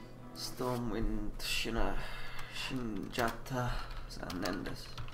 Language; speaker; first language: Japanese; non-native, learner; English